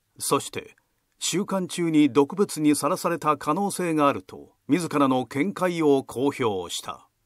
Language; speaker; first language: Japanese; native; Japanese